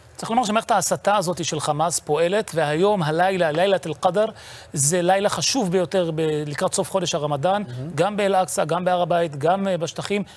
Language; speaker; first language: Hebrew; native; Hebrew